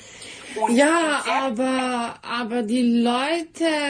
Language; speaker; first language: German; non-native, learner; Serbian